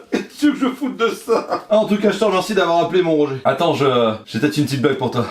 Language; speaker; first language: French; native; French